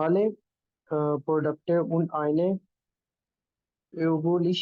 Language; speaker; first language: German; non-native, learner; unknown